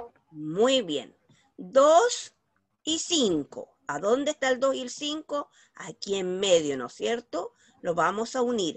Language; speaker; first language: Spanish; native; Spanish